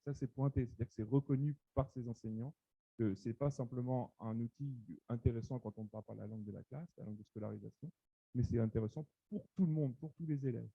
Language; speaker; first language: French; native; French